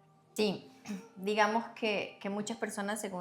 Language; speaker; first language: Spanish; native; Spanish